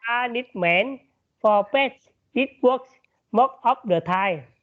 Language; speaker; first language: English; non-native, learner; Vietnamese